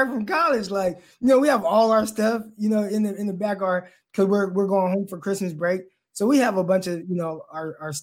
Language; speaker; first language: English; native; English